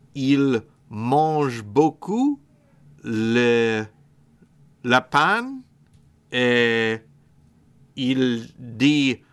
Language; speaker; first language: French; non-native, learner; English